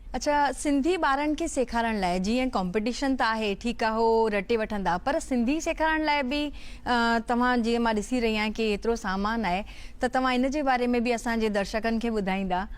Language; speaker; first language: Sindhi; native; Sindhi